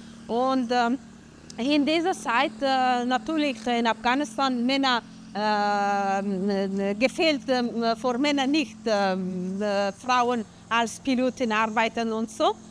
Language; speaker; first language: German; non-native, learner; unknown